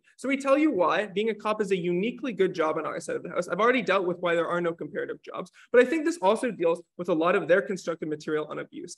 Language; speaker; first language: English; native; English